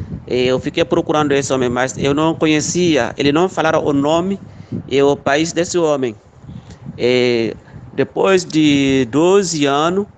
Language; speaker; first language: Portuguese; non-native, local second language; Fula